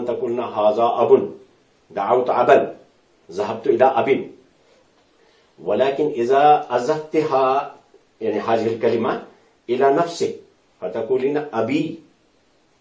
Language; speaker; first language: Arabic; non-native, fluent; Urdu